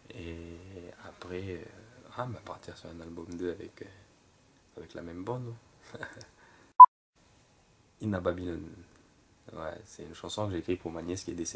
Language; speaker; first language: French; native; French